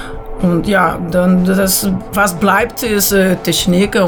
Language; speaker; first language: German; non-native, learner; Portuguese